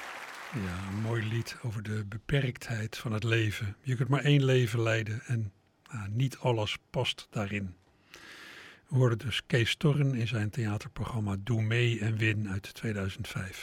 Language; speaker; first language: Dutch; native; Dutch